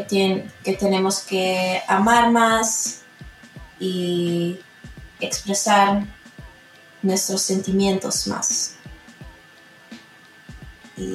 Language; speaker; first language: Spanish; early bilingual, heritage; Spanish